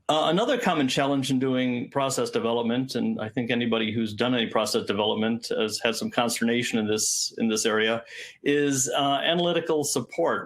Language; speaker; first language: English; native; English